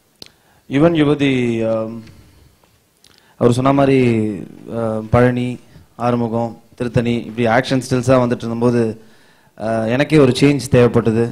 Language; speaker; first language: Tamil; native; Tamil